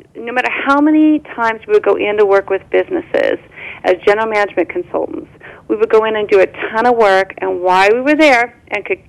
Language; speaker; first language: English; native; English